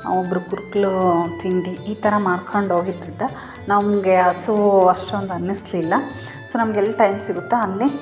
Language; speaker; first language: Kannada; native; Kannada